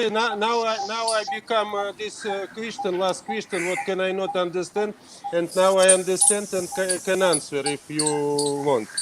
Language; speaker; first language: English; non-native, learner; Russian